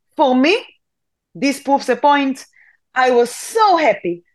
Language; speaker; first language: English; non-native, fluent; Hebrew